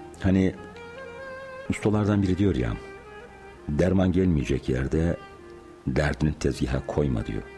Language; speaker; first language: Turkish; native; Turkish